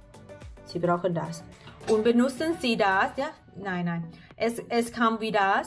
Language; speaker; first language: German; non-native, learner; Thai